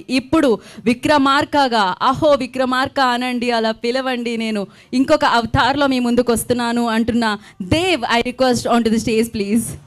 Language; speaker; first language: Telugu; native; Telugu